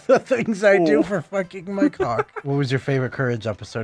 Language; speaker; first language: English; native; English